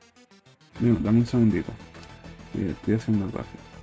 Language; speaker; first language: Spanish; native; Spanish